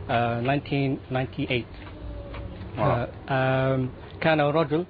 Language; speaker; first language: Arabic; non-native, learner; Filipino